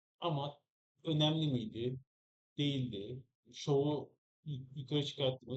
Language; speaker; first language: Turkish; native; Turkish